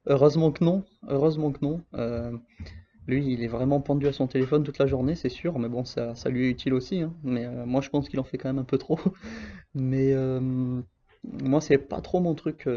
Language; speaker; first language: French; native; French